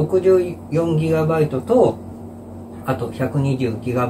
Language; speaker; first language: Japanese; native; Japanese